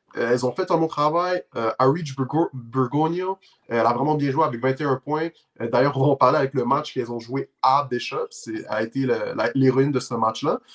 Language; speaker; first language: French; native; French